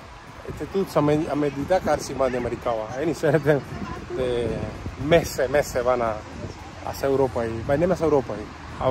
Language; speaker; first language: Hungarian; non-native, learner; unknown